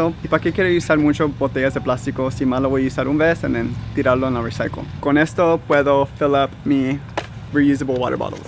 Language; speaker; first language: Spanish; early bilingual, heritage; Spanish